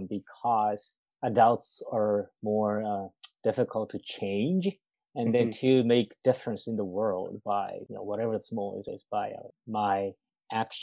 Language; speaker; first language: English; non-native, fluent; Japanese